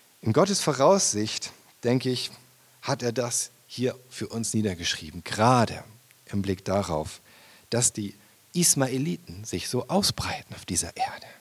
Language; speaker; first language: German; native; German